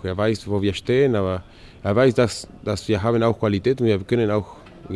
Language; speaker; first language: German; non-native, learner; Spanish